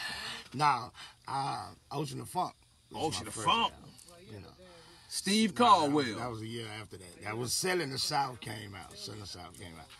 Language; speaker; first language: English; native; English